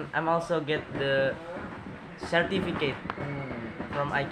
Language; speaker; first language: English; non-native, learner; Indonesian